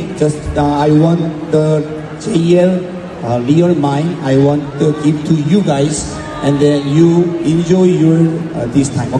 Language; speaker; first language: English; non-native, learner; Korean